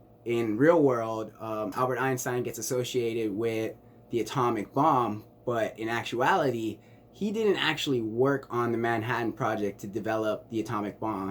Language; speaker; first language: English; native; English